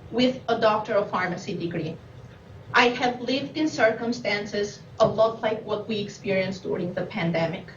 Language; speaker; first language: English; non-native, fluent; Albanian